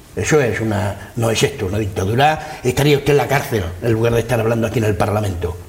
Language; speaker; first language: Spanish; non-native, local second language; Catalan